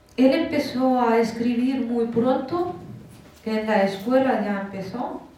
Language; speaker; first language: Spanish; non-native, fluent; Russian